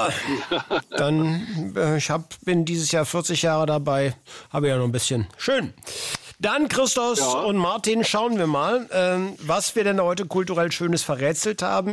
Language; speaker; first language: German; native; German